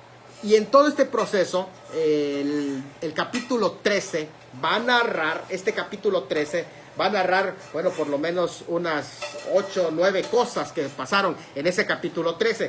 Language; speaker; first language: Spanish; native; Spanish